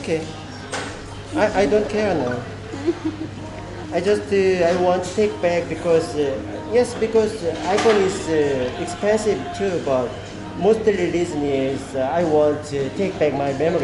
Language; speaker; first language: English; non-native, learner; Korean